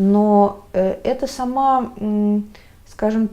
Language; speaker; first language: Russian; native; Russian